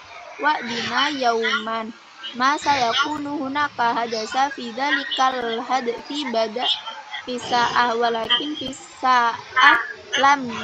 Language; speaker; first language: Arabic; non-native, learner; Indonesian